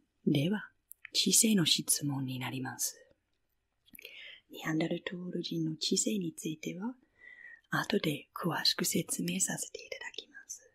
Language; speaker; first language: Japanese; non-native, fluent; English